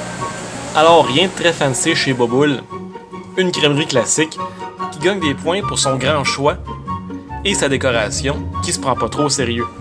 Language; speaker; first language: French; native; French